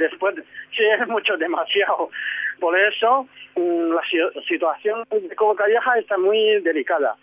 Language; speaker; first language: Spanish; non-native, learner; Chinese